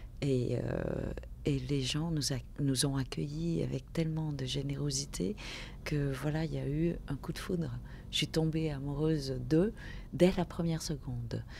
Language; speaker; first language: French; early bilingual, other home language; Vietnamese